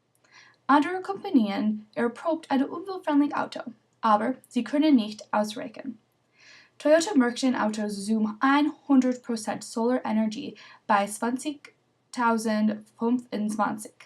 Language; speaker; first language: German; non-native, learner; English